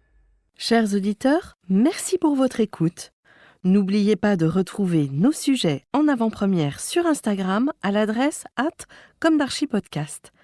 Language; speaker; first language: French; native; French